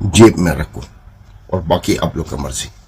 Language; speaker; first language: Hindi; non-native, fluent; Arabic